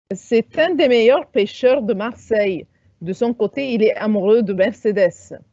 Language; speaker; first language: French; non-native, fluent; Arabic